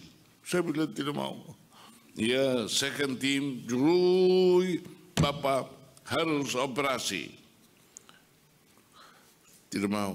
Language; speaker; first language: Indonesian; non-native, fluent; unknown